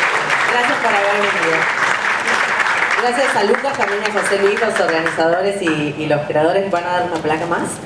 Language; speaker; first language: Spanish; native; Spanish